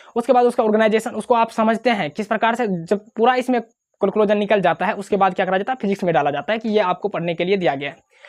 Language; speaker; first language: Hindi; native; Hindi